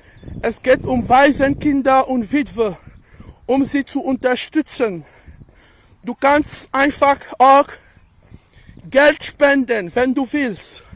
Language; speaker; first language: German; non-native, learner; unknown